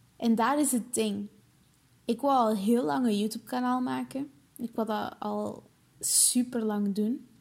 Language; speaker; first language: Dutch; early bilingual, other home language; Portuguese